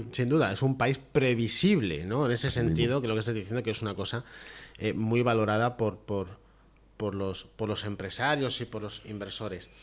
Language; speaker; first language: Spanish; native; Spanish